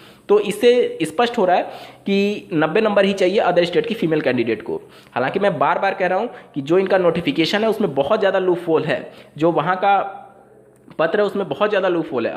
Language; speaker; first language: Hindi; native; Hindi